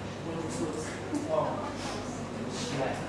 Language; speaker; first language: German; non-native, learner; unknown